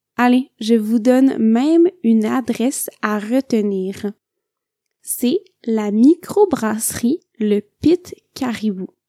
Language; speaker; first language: French; native; French